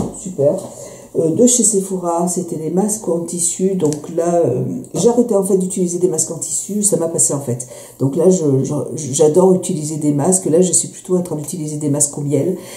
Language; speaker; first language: French; native; French